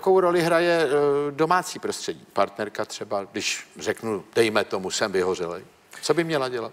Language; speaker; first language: Czech; native; Czech